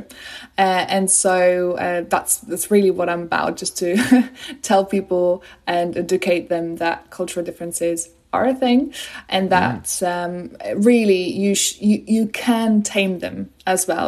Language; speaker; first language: English; non-native, fluent; Polish